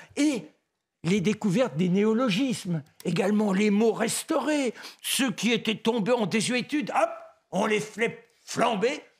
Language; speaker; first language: French; native; French